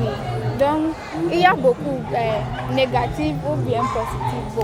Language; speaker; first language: French; non-native, learner; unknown